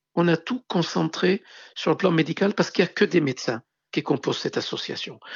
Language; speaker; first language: French; non-native, local second language; Arabic